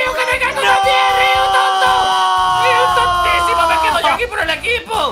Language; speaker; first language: Spanish; native; Spanish